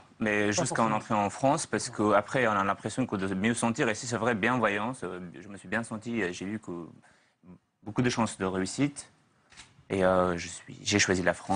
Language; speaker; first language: French; non-native, learner; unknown